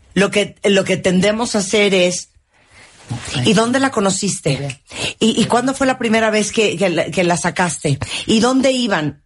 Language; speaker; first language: Spanish; native; Spanish